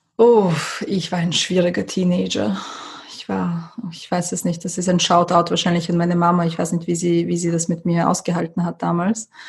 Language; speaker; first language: German; early bilingual, other home language; Russian